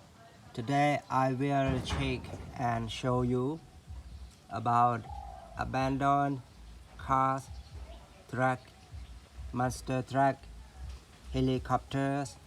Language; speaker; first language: English; non-native, learner; Indonesian